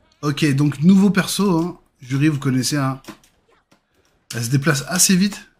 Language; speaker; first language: French; native; French